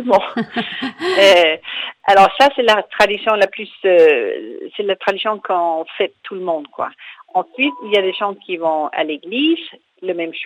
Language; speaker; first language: French; non-native, fluent; Danish